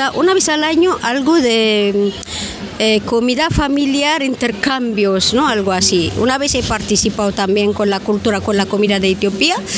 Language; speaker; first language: Spanish; non-native, learner; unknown